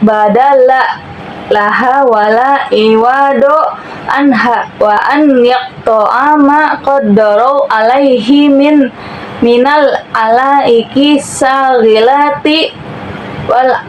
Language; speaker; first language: Arabic; non-native, learner; Indonesian